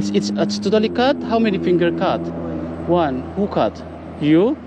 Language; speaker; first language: English; non-native, learner; Filipino